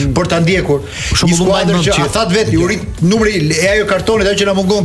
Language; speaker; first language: Albanian; native; Albanian